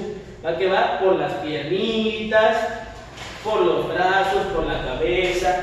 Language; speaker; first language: Spanish; native; Spanish